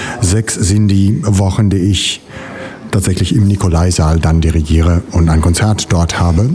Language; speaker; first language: German; non-native, fluent; Italian